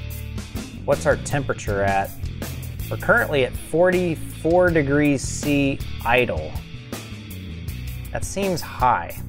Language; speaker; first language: English; native; English